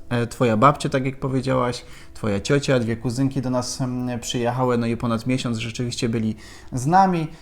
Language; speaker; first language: Polish; native; Polish